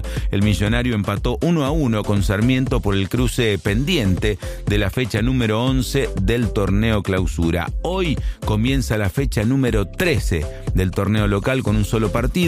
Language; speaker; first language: Spanish; native; Spanish